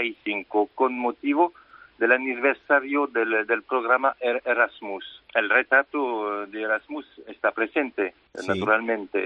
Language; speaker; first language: Spanish; early bilingual, heritage; French